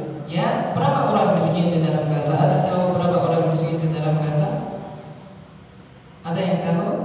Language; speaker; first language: Indonesian; non-native, learner; Arabic